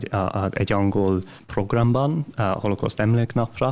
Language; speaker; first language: Hungarian; early bilingual, heritage; English